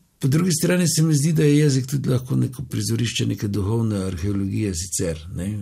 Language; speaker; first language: Slovenian; native; Slovenian